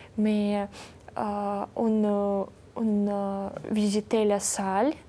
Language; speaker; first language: French; non-native, learner; Ukrainian